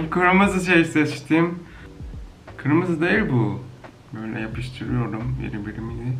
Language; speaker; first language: Turkish; non-native, learner; Korean